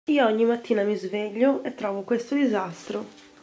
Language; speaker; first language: Italian; native; Italian